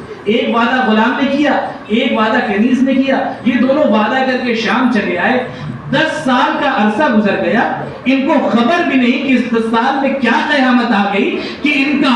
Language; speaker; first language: Urdu; native; Urdu